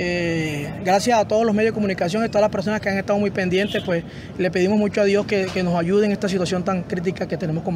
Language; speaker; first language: Spanish; native; Spanish